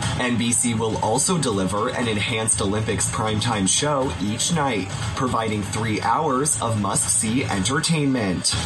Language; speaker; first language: English; native; English